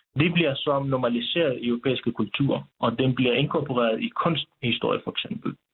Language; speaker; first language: Danish; early bilingual, other home language; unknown